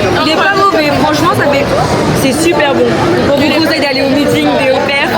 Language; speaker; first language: French; native; French